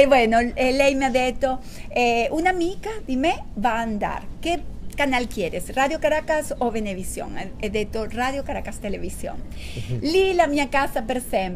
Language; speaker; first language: Italian; non-native, learner; Spanish